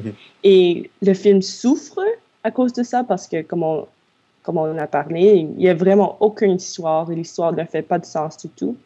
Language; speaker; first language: French; non-native, local second language; English